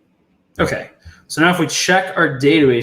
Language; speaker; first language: English; native; English